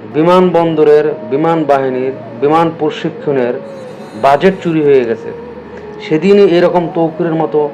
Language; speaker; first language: Bangla; native; Bangla